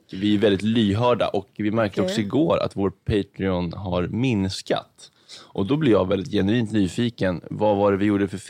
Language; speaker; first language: Swedish; native; Swedish